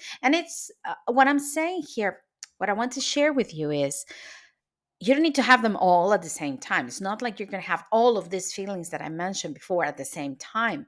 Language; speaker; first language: English; non-native, fluent; Spanish